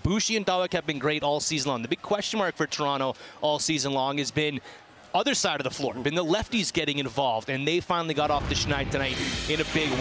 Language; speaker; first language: English; native; English